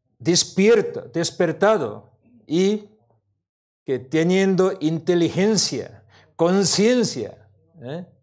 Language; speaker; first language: Spanish; non-native, learner; Korean